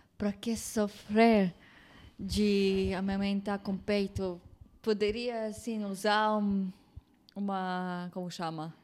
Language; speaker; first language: Portuguese; non-native, fluent; Hebrew